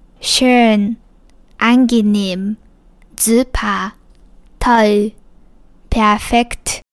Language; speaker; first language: German; non-native, fluent; Japanese